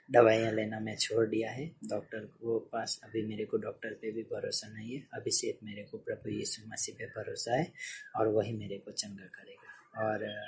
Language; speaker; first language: Hindi; non-native, local second language; Gujarati